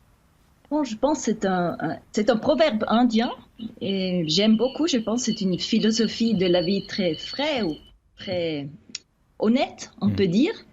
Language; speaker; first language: French; non-native, fluent; Swiss German